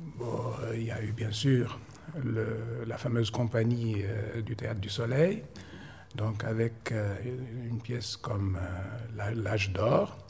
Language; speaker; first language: French; non-native, local second language; Arabic